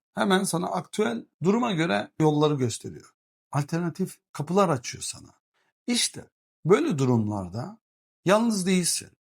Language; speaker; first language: Turkish; early bilingual, heritage; Turkish